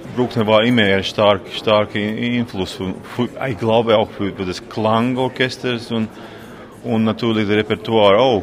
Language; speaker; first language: German; non-native, learner; Latvian